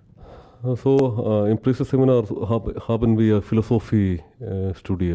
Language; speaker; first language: German; non-native, learner; Malayalam